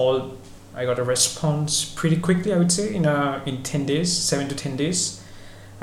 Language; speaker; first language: English; non-native, local second language; Bangla